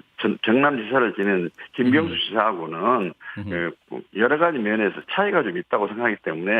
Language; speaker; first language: Korean; native; Korean